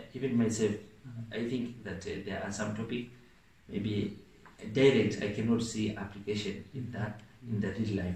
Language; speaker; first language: English; non-native, local second language; Swahili